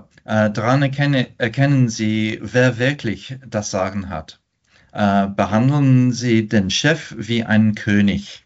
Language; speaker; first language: German; non-native, fluent; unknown